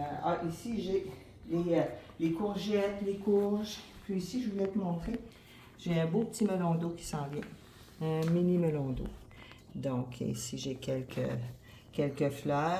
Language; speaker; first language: French; native; French